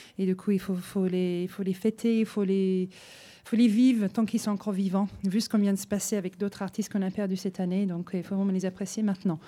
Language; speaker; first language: French; non-native, fluent; English